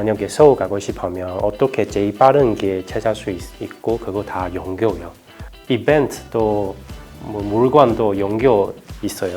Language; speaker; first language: Korean; non-native, learner; Chinese